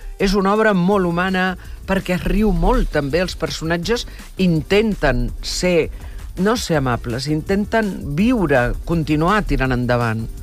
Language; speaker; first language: Catalan; early bilingual, heritage; Catalan